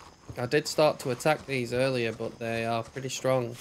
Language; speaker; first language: English; native; English